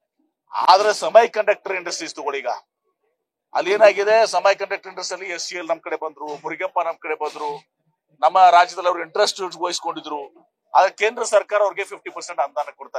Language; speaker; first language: Kannada; native; Kannada